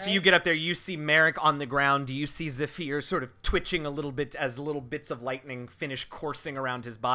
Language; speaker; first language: English; native; English